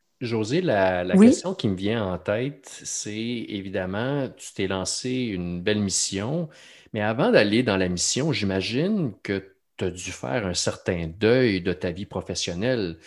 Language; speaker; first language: French; native; French